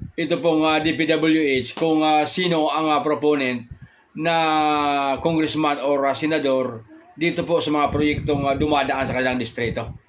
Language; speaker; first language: Filipino; non-native, local second language; Bikol